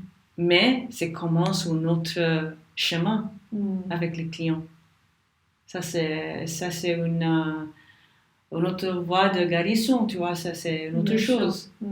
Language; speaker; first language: French; non-native, learner; English